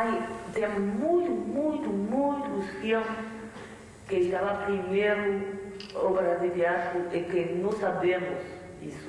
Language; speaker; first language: Portuguese; non-native, learner; French